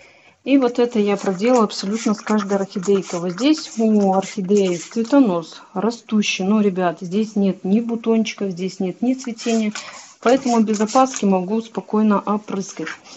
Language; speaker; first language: Russian; native; Russian